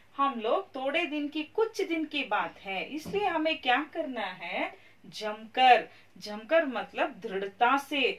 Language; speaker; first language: Hindi; non-native, local second language; Kannada